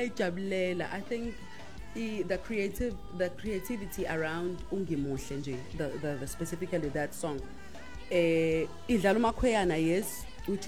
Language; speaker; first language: English; non-native, local second language; Zulu